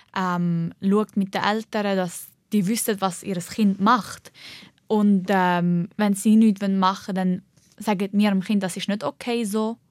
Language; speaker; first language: German; early bilingual, heritage; Arabic